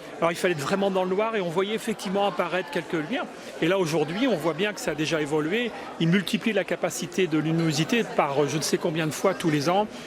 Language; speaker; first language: French; native; French